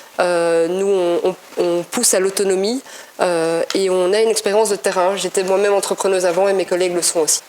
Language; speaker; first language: French; native; French